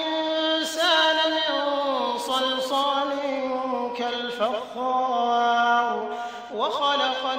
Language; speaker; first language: Arabic; native; Arabic